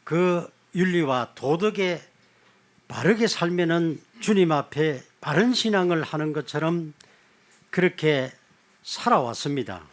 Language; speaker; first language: Korean; native; Korean